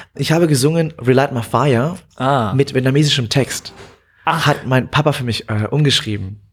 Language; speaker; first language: German; native; German